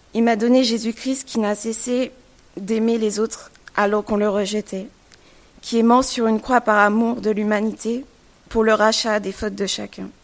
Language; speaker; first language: French; native; French